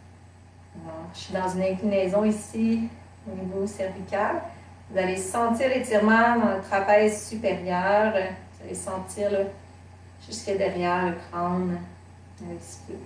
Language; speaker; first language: French; native; French